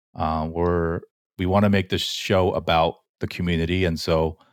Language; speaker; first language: English; early bilingual, other home language; Korean